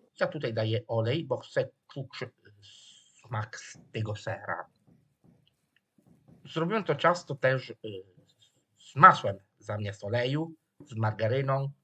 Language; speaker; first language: Polish; non-native, fluent; Italian